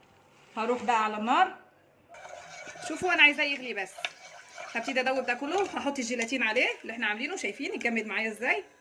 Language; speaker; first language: Arabic; native; Arabic